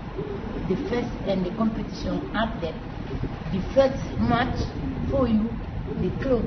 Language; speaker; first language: English; non-native, learner; Wolof